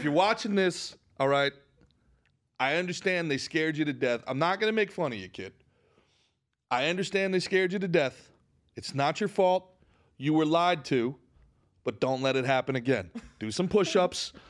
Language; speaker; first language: English; native; English